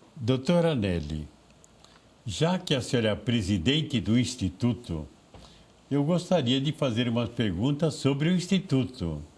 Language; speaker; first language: Portuguese; native; Portuguese